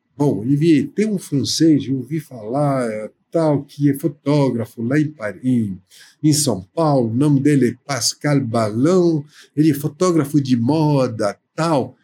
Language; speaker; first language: Portuguese; non-native, fluent; French